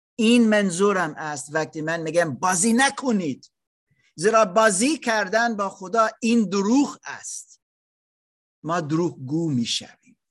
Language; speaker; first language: Persian; non-native, learner; German